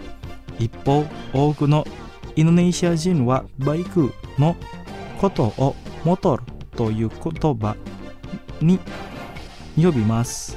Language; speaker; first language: Japanese; non-native, fluent; Indonesian